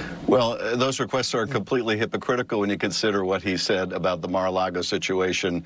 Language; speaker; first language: English; native; English